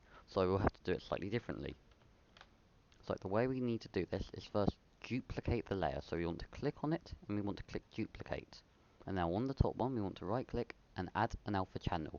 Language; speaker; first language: English; native; English